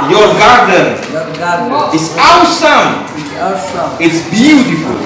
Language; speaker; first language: English; non-native, learner; Indonesian